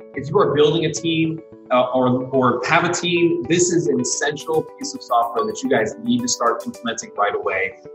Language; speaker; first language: English; native; English